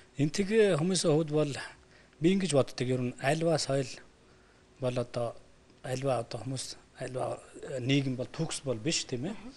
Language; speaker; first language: Mongolian; non-native, fluent; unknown